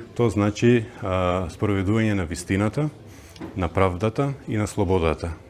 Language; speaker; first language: Macedonian; early bilingual, heritage; Macedonian